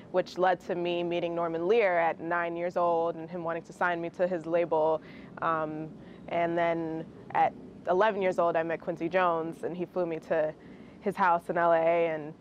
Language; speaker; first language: English; early bilingual, other home language; Russian